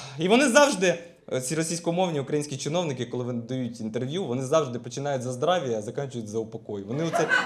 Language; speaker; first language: Ukrainian; non-native, local second language; Russian